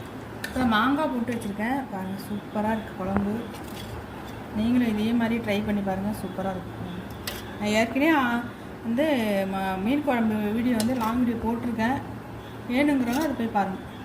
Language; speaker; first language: Tamil; native; Tamil